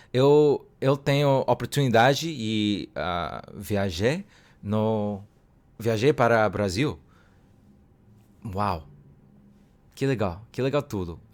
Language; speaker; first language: Portuguese; non-native, learner; Cantonese